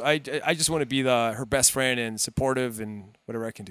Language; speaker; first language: English; early bilingual, other home language; Spanish